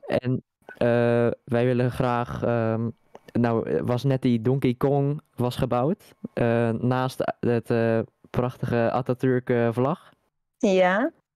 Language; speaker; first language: Dutch; native; Dutch